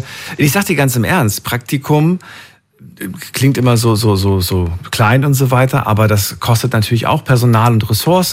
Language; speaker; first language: German; native; German